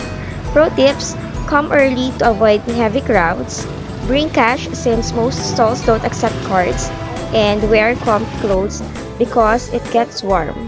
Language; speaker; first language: English; non-native, local second language; Filipino